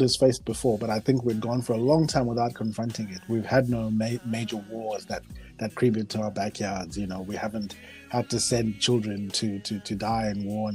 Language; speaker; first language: English; non-native, local second language; Shona